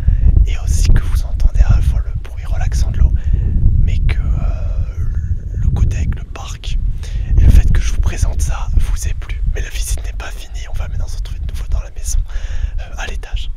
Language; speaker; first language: French; native; French